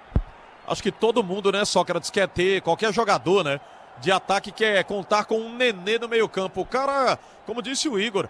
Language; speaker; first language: Portuguese; native; Portuguese